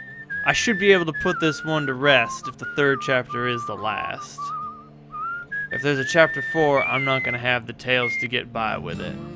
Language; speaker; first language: English; native; English